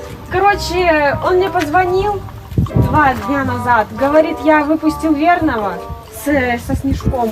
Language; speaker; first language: Russian; native; Russian